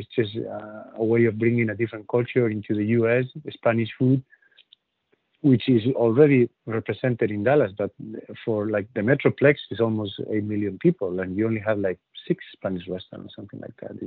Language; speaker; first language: English; non-native, fluent; Spanish